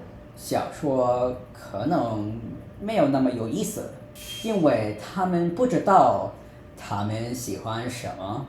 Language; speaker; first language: Chinese; non-native, fluent; English